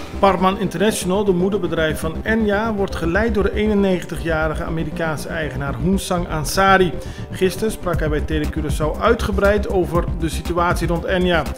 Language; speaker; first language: Dutch; non-native, local second language; Papiamento